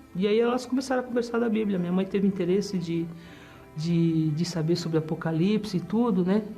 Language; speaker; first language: Portuguese; early bilingual, other home language; German